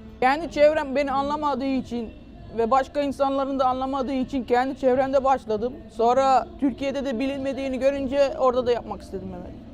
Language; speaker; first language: Turkish; early bilingual, heritage; Turkish